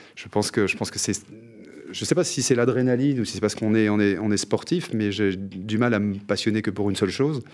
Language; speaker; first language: French; native; French